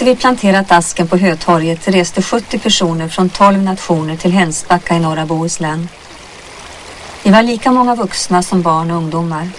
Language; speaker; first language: Swedish; native; Swedish